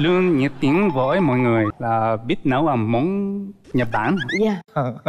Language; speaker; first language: Vietnamese; non-native, learner; Japanese